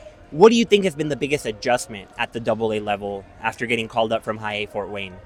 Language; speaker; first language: English; native; English